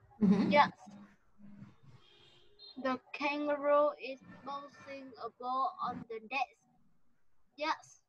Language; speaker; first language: English; non-native, learner; Vietnamese